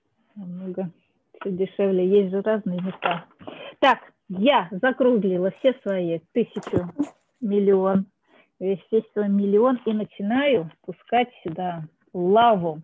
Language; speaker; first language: Russian; native; Russian